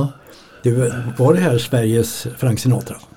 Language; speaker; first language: Swedish; native; Swedish